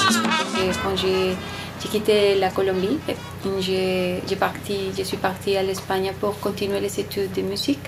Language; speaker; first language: French; non-native, fluent; Spanish